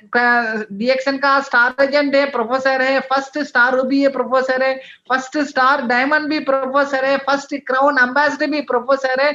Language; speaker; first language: Hindi; non-native, local second language; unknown